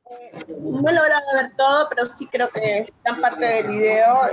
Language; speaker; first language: Spanish; native; Spanish